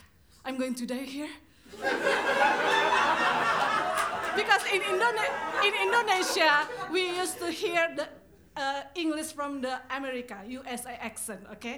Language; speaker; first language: English; non-native, fluent; Indonesian